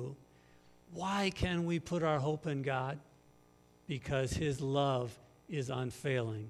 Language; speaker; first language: English; native; English